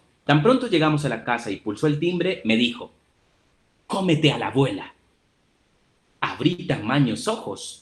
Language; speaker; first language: Spanish; native; Spanish